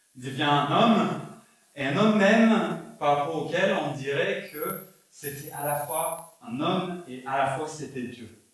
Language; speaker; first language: French; non-native, fluent; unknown